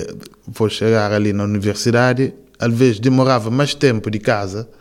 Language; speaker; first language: Portuguese; non-native, local second language; Kabuverdianu